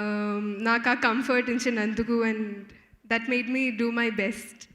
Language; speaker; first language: Telugu; non-native, fluent; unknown